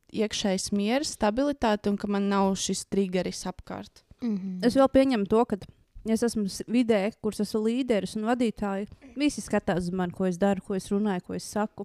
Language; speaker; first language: Latvian; native; Latvian